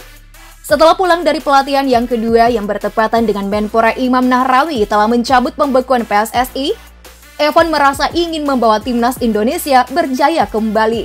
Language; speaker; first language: Indonesian; native; Indonesian